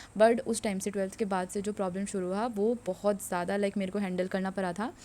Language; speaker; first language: Hindi; non-native, local second language; Assamese